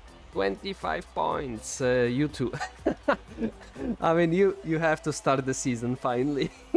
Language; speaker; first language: English; non-native, fluent; Polish